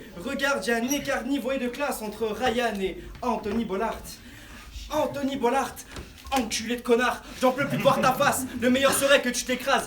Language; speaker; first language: French; native; French